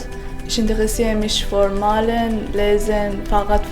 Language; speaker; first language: German; non-native, learner; Persian